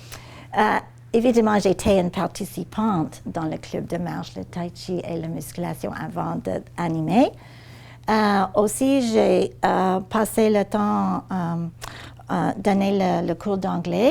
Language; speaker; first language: French; non-native, fluent; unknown